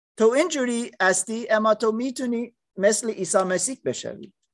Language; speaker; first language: Persian; non-native, learner; English